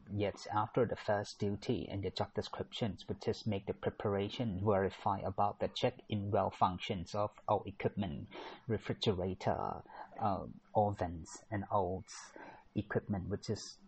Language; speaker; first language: English; non-native, fluent; Thai